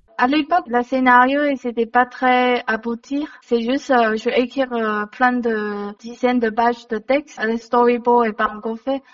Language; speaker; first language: French; non-native, learner; Chinese